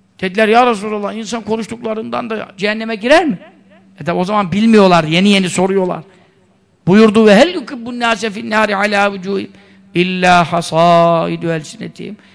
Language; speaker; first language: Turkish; native; Turkish